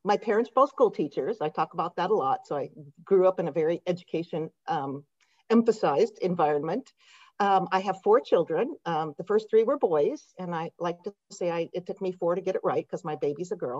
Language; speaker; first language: English; native; English